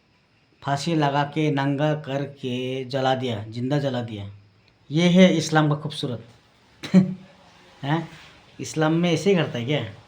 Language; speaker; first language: Hindi; non-native, local second language; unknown